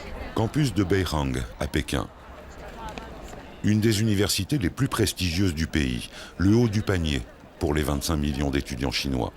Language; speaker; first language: French; native; French